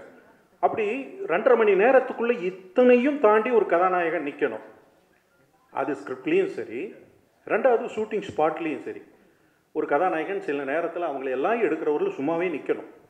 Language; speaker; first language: Tamil; native; Tamil